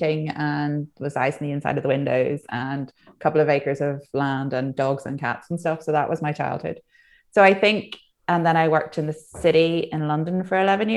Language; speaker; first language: English; native; English